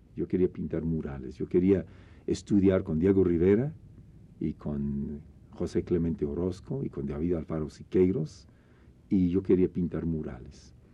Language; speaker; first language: Spanish; non-native, fluent; English